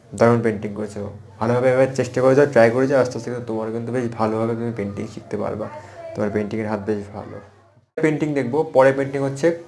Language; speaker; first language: Bangla; native; Bangla